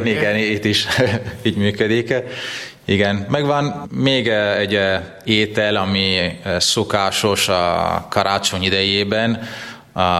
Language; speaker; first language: Hungarian; non-native, fluent; Italian